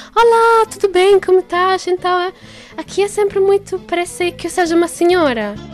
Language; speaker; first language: Portuguese; non-native, learner; Italian